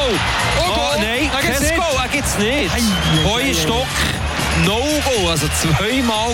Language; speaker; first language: German; native; German